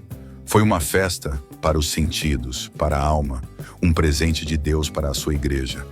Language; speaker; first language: Portuguese; native; Portuguese